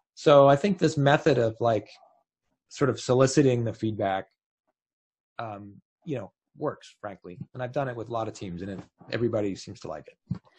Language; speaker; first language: English; native; English